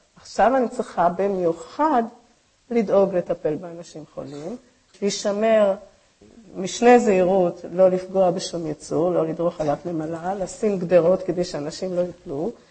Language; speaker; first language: Hebrew; native; Hebrew